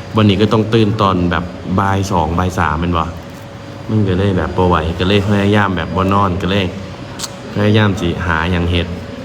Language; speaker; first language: Thai; native; Thai